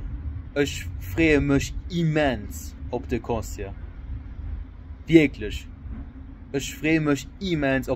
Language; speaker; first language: German; non-native, local second language; Luxembourgish